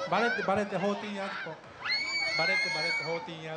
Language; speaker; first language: Filipino; non-native, learner; Japanese